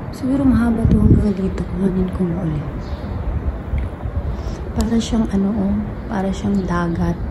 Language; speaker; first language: Filipino; native; Filipino